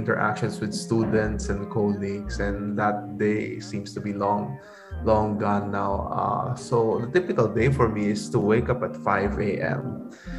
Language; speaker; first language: English; non-native, local second language; Pampanga